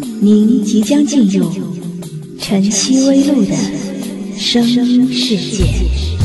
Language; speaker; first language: Chinese; native; Chinese